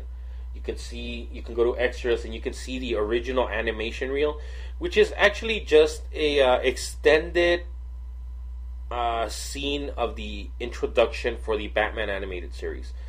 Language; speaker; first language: English; native; English